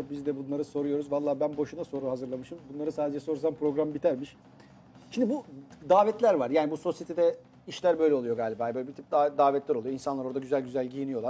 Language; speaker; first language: Turkish; native; Turkish